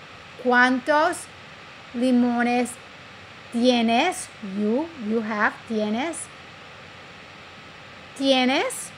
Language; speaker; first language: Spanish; non-native, fluent; English